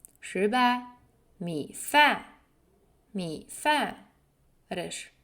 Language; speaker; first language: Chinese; non-native, fluent; Polish